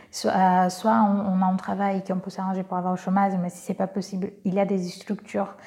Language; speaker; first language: French; non-native, fluent; Portuguese